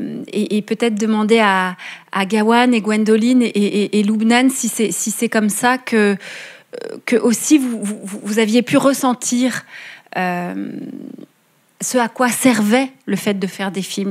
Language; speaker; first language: French; native; French